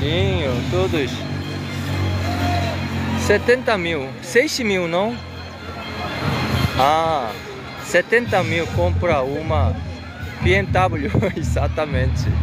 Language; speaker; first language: Portuguese; non-native, learner; Korean